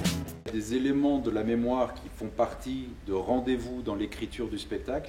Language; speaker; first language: French; native; French